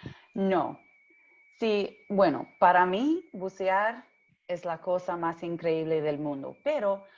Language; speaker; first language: Spanish; early bilingual, heritage; English